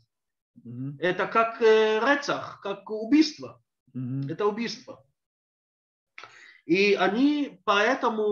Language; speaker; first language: Russian; early bilingual, heritage; Russian